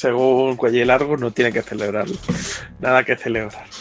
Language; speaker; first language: Spanish; native; Spanish